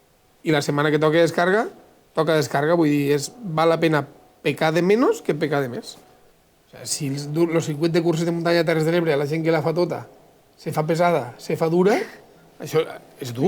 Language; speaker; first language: Catalan; native; Catalan